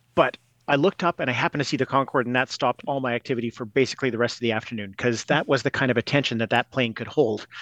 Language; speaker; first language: English; native; English